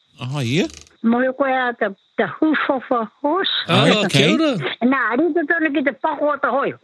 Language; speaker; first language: Māori; native; Māori